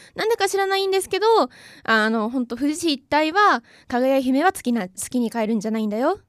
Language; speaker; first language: Japanese; native; Japanese